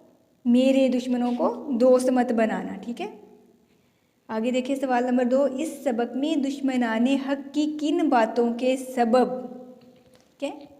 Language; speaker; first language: Urdu; native; Urdu